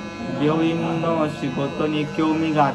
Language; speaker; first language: Japanese; non-native, learner; Marathi